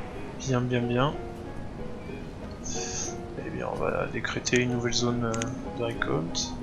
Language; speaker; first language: French; native; French